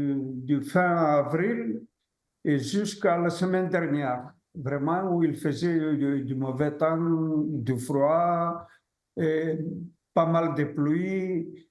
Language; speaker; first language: French; non-native, fluent; Greek